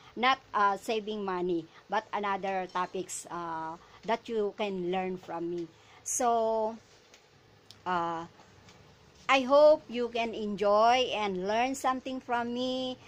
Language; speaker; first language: English; non-native, local second language; Filipino